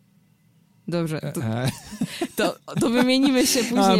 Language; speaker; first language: Polish; native; Polish